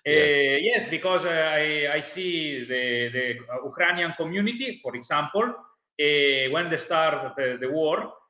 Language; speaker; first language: English; non-native, learner; Italian